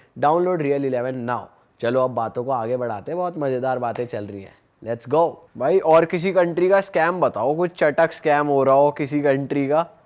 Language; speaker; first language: Hindi; native; Hindi